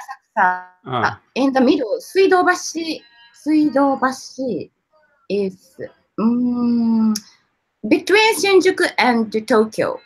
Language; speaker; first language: English; non-native, learner; Japanese